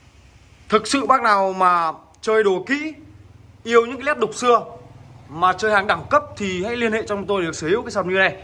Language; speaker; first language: Vietnamese; native; Vietnamese